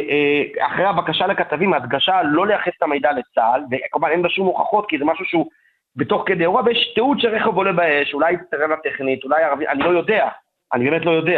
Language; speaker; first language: Hebrew; native; Hebrew